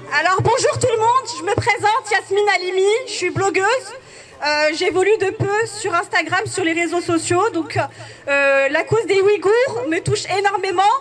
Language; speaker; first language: French; native; French